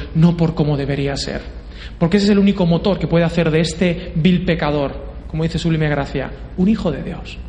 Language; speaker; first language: Spanish; native; Spanish